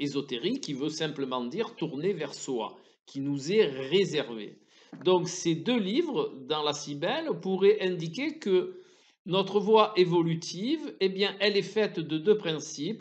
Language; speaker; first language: French; native; French